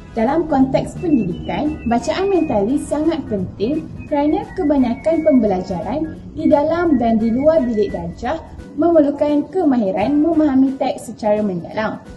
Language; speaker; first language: Malay; native; Malay